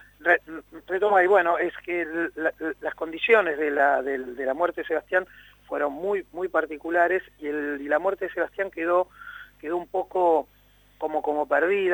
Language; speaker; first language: Spanish; native; Spanish